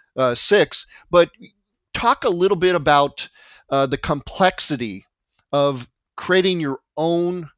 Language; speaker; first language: English; native; English